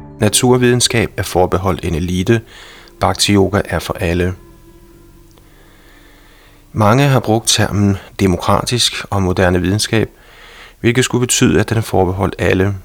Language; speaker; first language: Danish; native; Danish